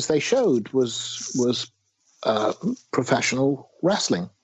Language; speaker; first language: English; native; English